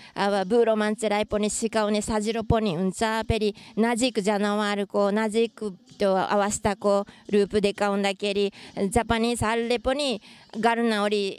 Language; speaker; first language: Nepali; non-native, fluent; Japanese